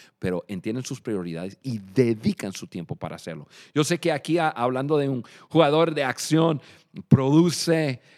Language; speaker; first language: Spanish; non-native, fluent; English